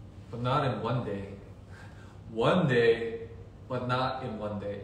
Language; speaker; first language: English; early bilingual, other home language; Korean